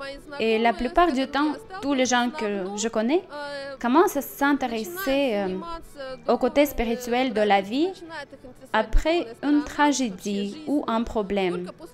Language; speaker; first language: French; non-native, fluent; Russian